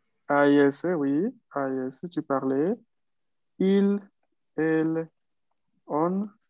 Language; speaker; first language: French; non-native, fluent; Spanish